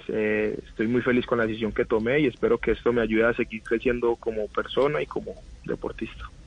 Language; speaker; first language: Spanish; native; Spanish